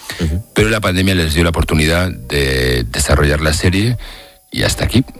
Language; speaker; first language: Spanish; native; Spanish